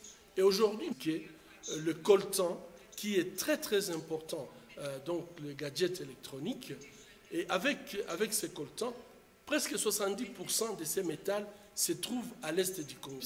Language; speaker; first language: French; non-native, local second language; Swahili